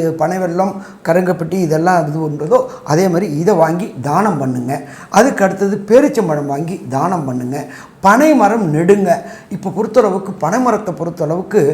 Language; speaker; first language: Tamil; native; Tamil